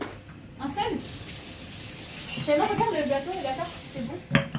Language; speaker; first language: French; native; French